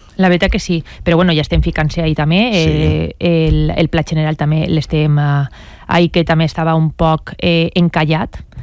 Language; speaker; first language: Catalan; native; Catalan